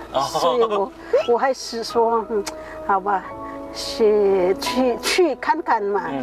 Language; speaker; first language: Chinese; non-native, fluent; Filipino